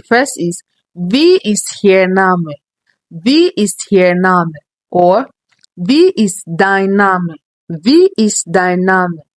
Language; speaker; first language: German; non-native, learner; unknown